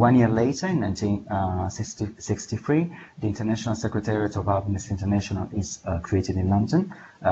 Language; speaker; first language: English; non-native, fluent; Italian